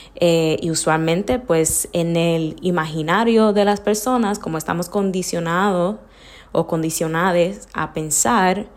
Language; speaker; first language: Spanish; early bilingual, heritage; Spanish